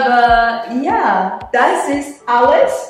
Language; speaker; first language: German; non-native, learner; Portuguese